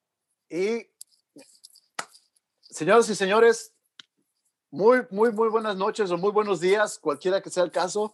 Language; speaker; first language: Spanish; early bilingual, heritage; Spanish